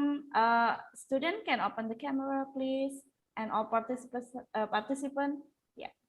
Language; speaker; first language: English; non-native, local second language; Indonesian